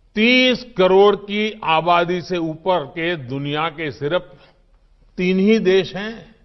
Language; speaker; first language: Hindi; non-native, local second language; Gujarati